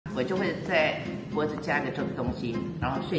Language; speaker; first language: Chinese; native; Chinese